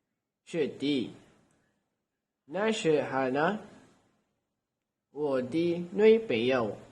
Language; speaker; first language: Chinese; non-native, learner; Malay